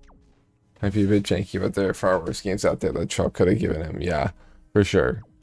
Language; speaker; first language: English; native; English